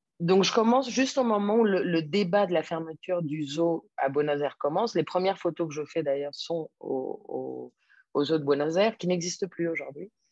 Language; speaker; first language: French; non-native, fluent; Spanish